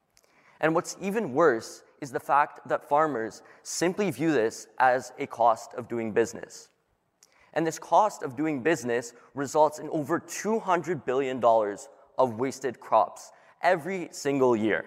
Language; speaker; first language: English; native; English